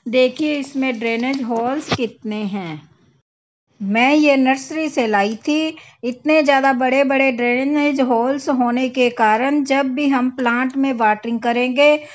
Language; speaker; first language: Hindi; native; Hindi